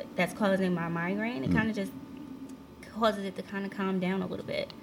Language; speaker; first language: English; native; English